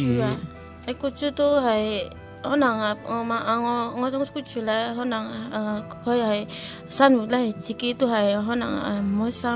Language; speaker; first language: Chinese; non-native, learner; Indonesian